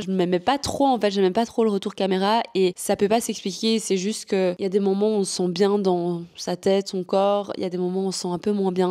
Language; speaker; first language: French; native; French